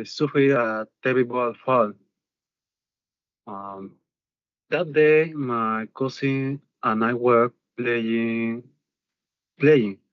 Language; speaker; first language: English; non-native, learner; Spanish